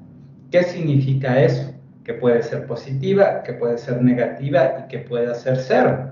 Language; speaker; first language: Spanish; native; Spanish